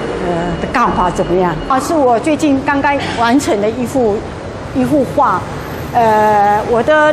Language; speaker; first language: Chinese; native; Chinese